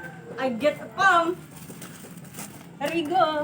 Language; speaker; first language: English; non-native, learner; Indonesian